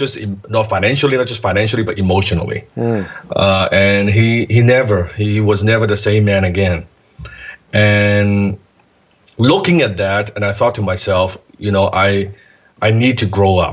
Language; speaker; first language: English; non-native, local second language; Cantonese